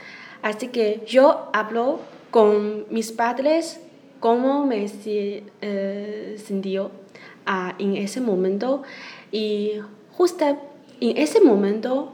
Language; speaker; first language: Spanish; non-native, learner; Chinese